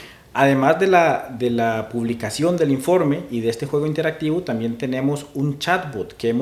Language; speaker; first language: Spanish; native; Spanish